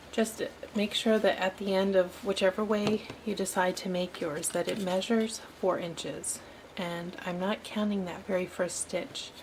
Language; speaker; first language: English; native; English